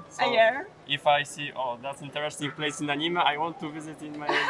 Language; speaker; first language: English; non-native, learner; Polish